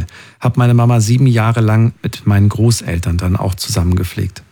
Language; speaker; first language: German; native; German